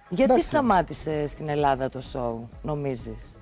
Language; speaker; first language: Greek; native; Greek